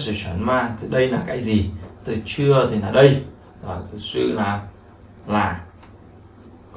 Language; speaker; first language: Chinese; non-native, fluent; Vietnamese